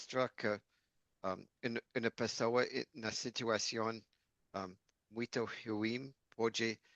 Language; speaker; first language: Portuguese; non-native, learner; English